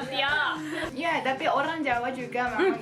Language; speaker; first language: Indonesian; non-native, fluent; Japanese